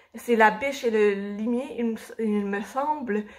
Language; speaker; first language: French; native; French